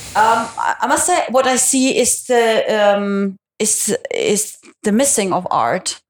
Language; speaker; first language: English; non-native, fluent; Italian